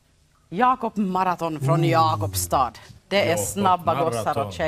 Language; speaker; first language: Swedish; native; Swedish